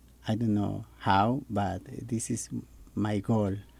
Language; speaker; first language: English; non-native, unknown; Spanish